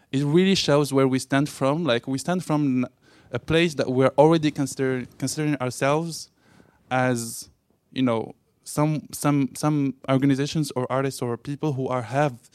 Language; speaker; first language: English; non-native, fluent; Arabic